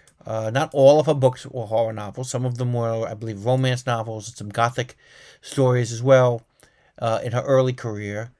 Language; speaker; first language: English; native; English